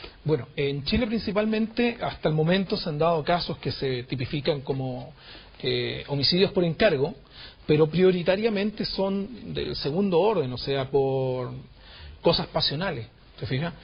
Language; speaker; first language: Spanish; native; Spanish